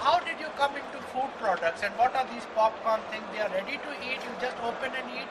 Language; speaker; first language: English; non-native, fluent; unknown